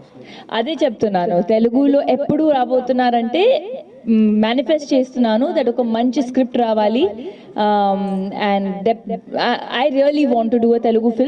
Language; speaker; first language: Telugu; non-native, local second language; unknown